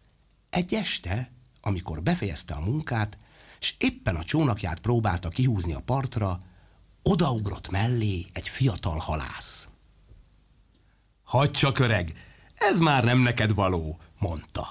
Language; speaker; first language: Hungarian; native; Hungarian